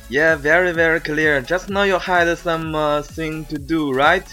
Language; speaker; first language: English; non-native, learner; Chinese